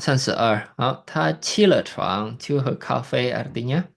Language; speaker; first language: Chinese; non-native, fluent; Indonesian